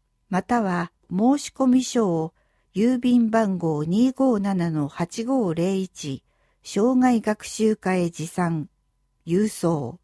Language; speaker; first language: Japanese; native; Japanese